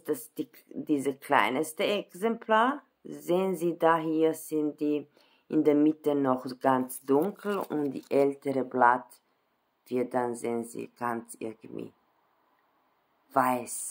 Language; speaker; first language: German; non-native, fluent; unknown